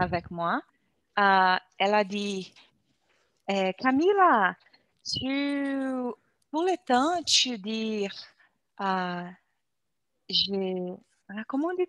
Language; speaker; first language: French; non-native, learner; Portuguese